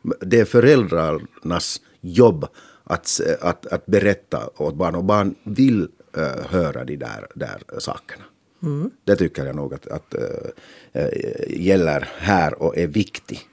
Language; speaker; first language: Swedish; non-native, local second language; Finnish